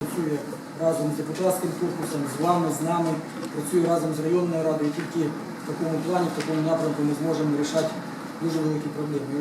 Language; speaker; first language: Ukrainian; native; Ukrainian